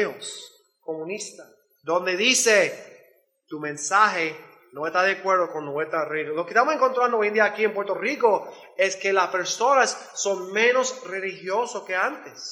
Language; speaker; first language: Spanish; non-native, learner; English